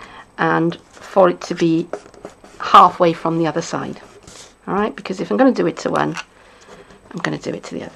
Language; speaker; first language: English; native; English